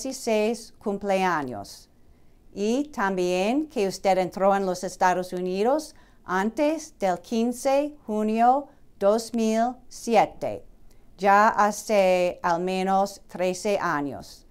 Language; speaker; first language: Spanish; non-native, fluent; English